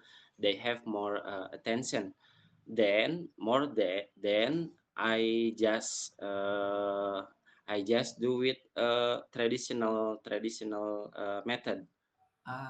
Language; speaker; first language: English; non-native, fluent; Indonesian